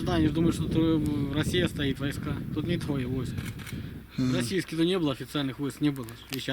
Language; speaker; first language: Russian; native; Russian